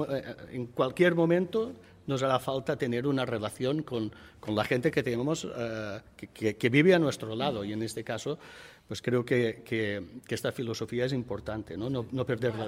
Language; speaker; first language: Spanish; native; Spanish